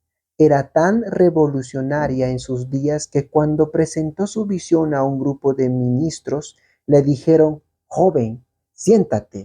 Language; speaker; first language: Spanish; native; Spanish